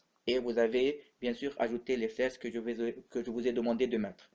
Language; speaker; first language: French; non-native, local second language; Arabic